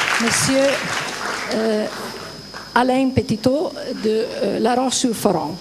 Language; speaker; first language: French; non-native, fluent; Italian